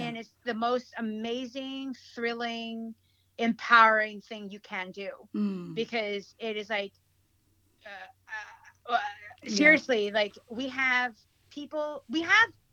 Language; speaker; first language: English; early bilingual, other home language; Hiligaynon